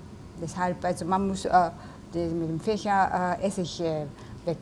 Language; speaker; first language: German; non-native, learner; Japanese